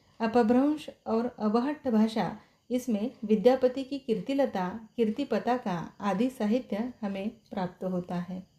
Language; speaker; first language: Hindi; non-native, local second language; Marathi